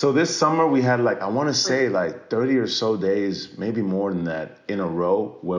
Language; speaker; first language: English; early bilingual, other home language; French